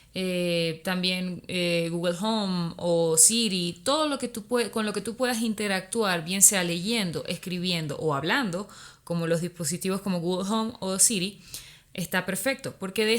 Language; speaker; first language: Spanish; native; Spanish